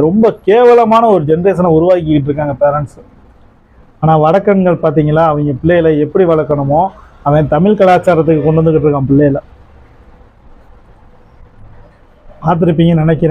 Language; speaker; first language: Tamil; native; Tamil